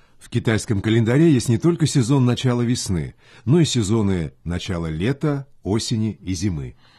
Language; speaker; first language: Russian; non-native, fluent; Chinese